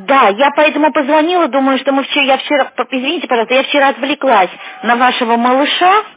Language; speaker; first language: Russian; native; Russian